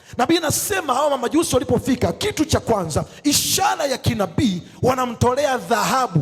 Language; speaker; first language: Swahili; native; Swahili